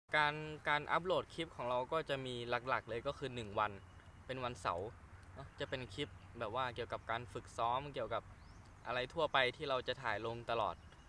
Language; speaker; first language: Thai; native; Thai